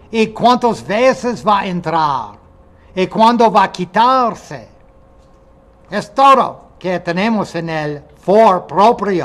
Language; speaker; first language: Spanish; non-native, fluent; English